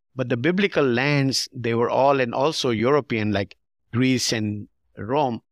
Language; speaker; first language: English; non-native, local second language; Urdu